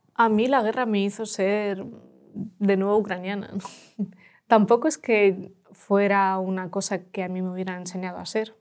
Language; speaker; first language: Spanish; early bilingual, other home language; Russian